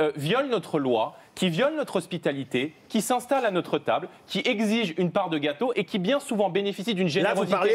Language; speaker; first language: French; native; French